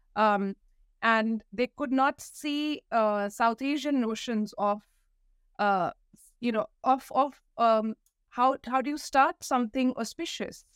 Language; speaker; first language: English; non-native, local second language; Hindi